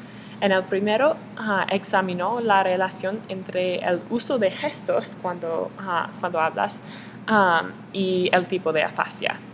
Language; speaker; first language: Spanish; non-native, learner; English